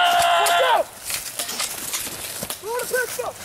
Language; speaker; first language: English; native; English